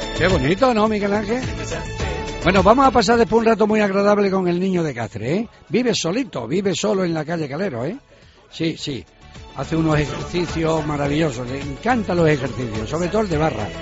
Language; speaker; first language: Spanish; native; Spanish